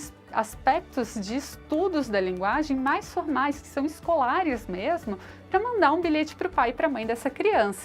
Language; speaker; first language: Portuguese; native; Portuguese